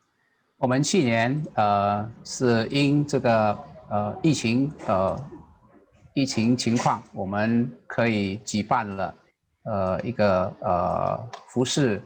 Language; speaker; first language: Chinese; non-native, learner; Indonesian